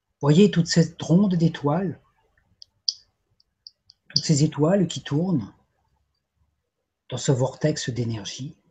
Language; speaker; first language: French; native; French